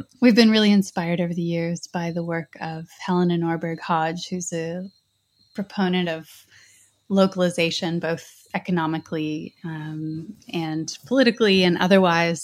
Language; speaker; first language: English; native; English